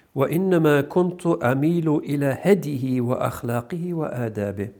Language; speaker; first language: Arabic; non-native, fluent; English